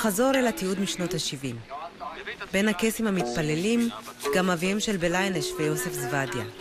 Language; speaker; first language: Hebrew; native; Hebrew